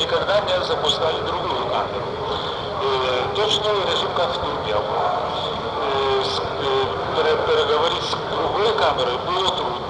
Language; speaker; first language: Russian; non-native, fluent; Lithuanian